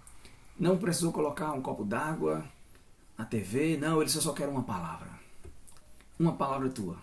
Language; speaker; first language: Portuguese; native; Portuguese